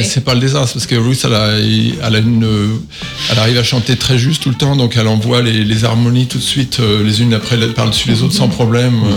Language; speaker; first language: French; native; French